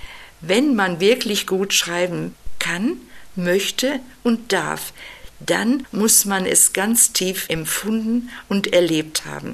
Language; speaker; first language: German; native; German